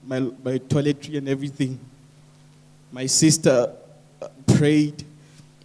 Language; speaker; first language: English; non-native, local second language; Tswana